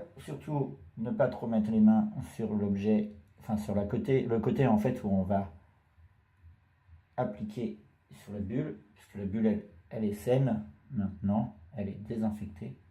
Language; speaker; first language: French; native; French